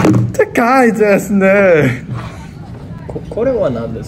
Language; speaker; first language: Japanese; non-native, learner; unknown